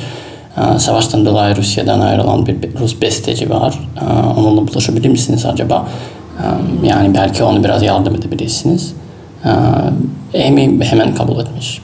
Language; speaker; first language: Turkish; non-native, fluent; Russian